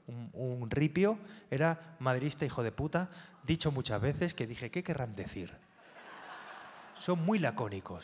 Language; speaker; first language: Spanish; native; Spanish